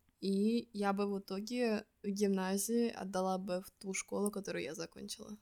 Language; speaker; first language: Russian; native; Russian